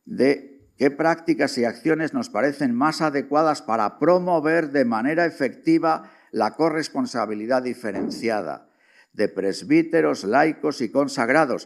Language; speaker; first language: Spanish; native; Spanish